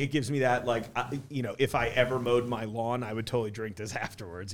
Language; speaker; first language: English; native; English